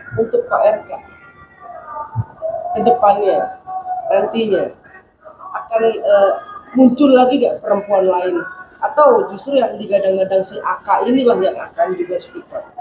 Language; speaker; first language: Indonesian; native; Indonesian